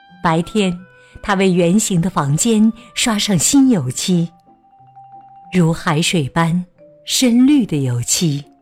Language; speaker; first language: Chinese; native; Chinese